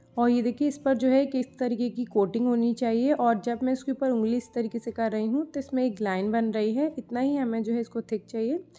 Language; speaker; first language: Hindi; native; Hindi